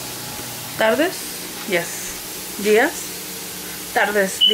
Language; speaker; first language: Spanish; early bilingual, heritage; Spanish